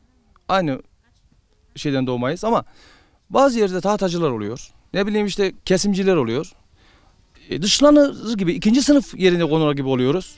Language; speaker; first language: Turkish; native; Turkish